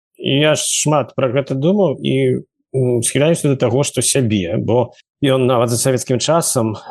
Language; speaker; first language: Belarusian; native; Belarusian